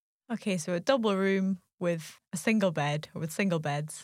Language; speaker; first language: English; native; English